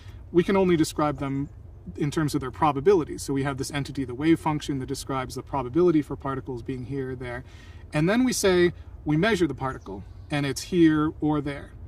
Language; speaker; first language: English; native; English